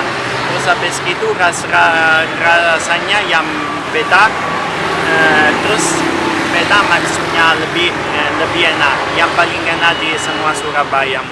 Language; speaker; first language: Indonesian; non-native, learner; Italian